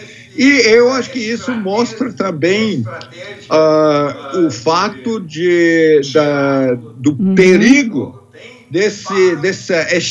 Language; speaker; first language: Portuguese; non-native, fluent; English